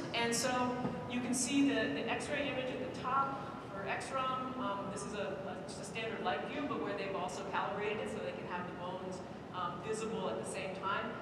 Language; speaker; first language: English; native; English